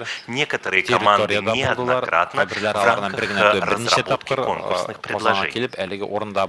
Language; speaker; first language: Russian; native; Russian